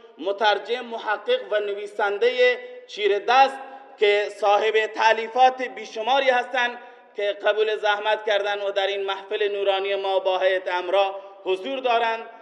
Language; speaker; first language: Persian; non-native, local second language; Baluchi